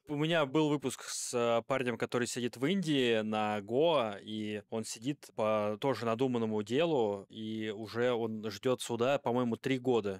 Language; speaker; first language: Russian; native; Russian